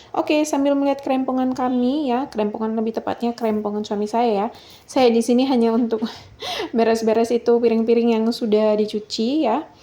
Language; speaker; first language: Indonesian; native; Indonesian